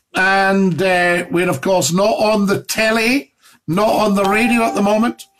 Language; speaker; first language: English; native; English